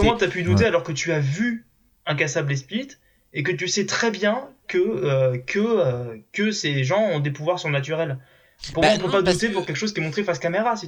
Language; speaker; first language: French; native; French